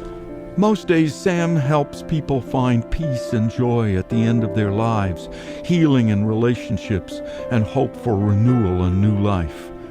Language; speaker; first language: English; native; English